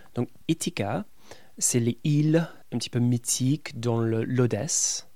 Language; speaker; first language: French; non-native, fluent; English